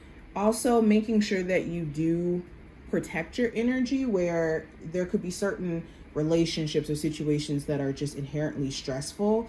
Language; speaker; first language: English; native; English